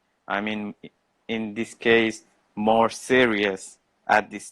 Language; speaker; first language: English; non-native, learner; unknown